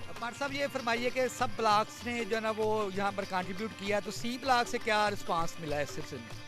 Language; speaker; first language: Urdu; non-native, local second language; Punjabi